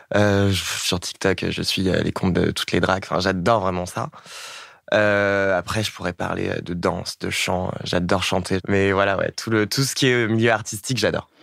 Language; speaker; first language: French; native; French